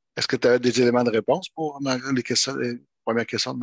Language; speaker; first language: French; native; French